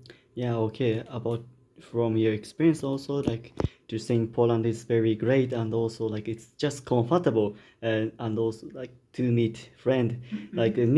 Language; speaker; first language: English; non-native, learner; Japanese